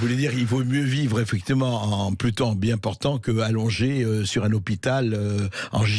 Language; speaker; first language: French; native; French